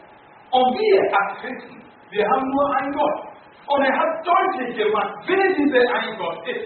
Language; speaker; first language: German; non-native, learner; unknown